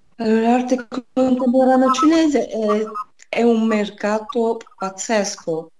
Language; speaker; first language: Italian; non-native, fluent; Chinese